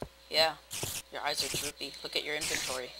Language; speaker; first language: English; native; English